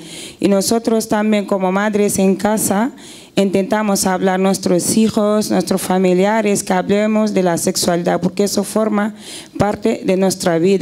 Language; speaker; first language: Spanish; non-native, fluent; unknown